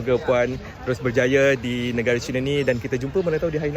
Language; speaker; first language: Malay; native; Malay